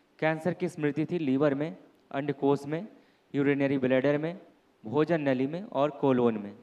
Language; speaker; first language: Hindi; native; Hindi